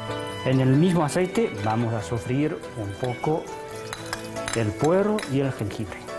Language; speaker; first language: Spanish; non-native, fluent; Chinese